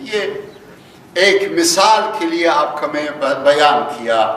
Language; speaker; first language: Urdu; non-native, learner; Persian